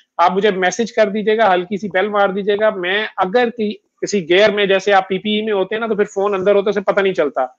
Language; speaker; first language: Urdu; non-native, local second language; Punjabi